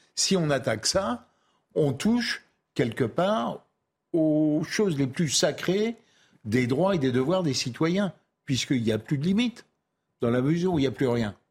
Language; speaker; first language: French; native; French